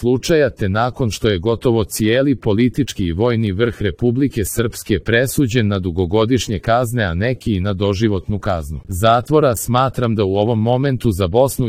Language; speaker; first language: Croatian; native; Croatian